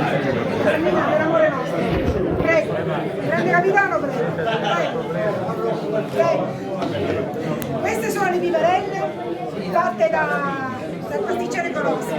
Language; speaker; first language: Italian; native; Italian